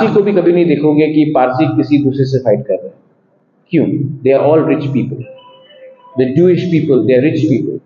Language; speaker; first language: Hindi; non-native, local second language; Kok Borok